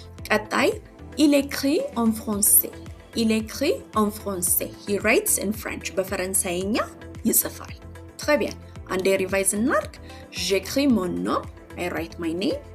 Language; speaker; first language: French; non-native, fluent; Amharic